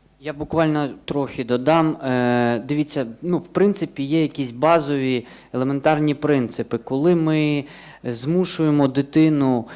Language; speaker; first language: Ukrainian; native; Ukrainian